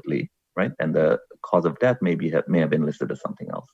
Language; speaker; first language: English; non-native, local second language; Bangla